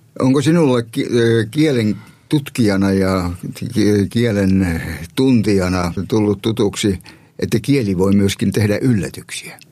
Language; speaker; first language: Finnish; native; Finnish